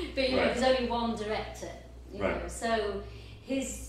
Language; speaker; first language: English; native; English